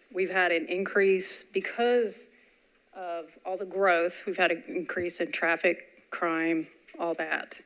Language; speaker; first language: English; native; English